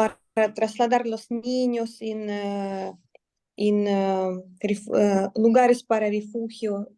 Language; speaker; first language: Spanish; non-native, learner; Russian